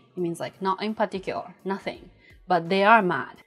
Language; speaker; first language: English; non-native, fluent; Japanese